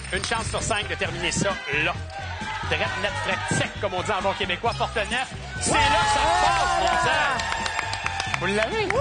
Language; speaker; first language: French; native; French